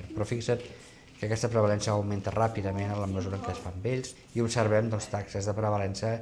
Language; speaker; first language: Catalan; native; Catalan